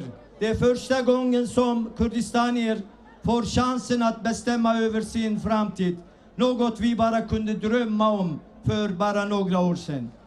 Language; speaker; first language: Swedish; early bilingual, other home language; Kurdish